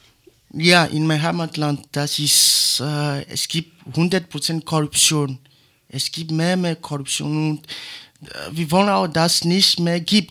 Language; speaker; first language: German; non-native, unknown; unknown